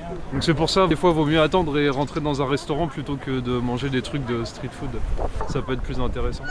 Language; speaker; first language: French; native; French